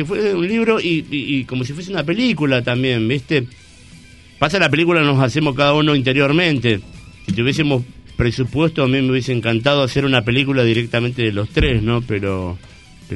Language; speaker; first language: Spanish; native; Spanish